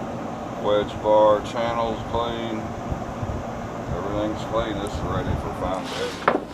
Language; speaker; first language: English; native; English